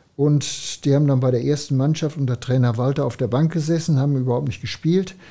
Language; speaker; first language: German; native; German